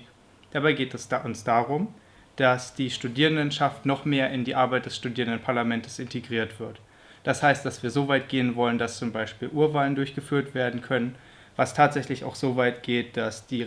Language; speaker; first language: German; native; German